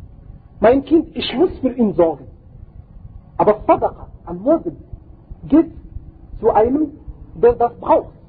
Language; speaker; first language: German; non-native, fluent; Arabic